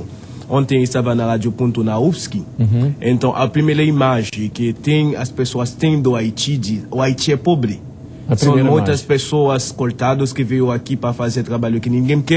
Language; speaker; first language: Portuguese; non-native, fluent; Haitian Creole